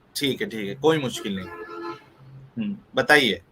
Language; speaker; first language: Hindi; native; Hindi